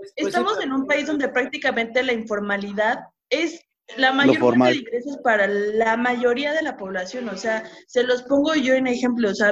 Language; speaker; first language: Spanish; native; Spanish